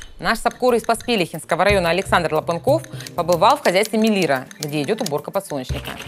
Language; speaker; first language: Russian; native; Russian